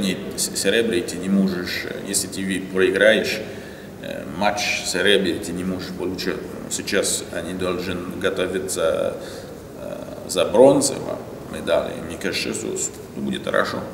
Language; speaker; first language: Russian; non-native, learner; French